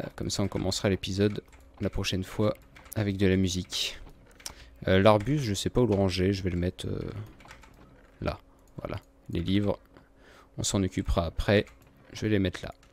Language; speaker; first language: French; native; French